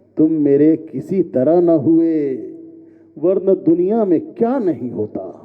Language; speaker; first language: Urdu; native; Urdu